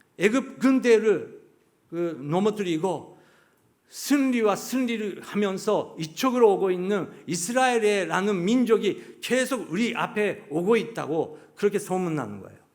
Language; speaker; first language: Korean; non-native, fluent; Japanese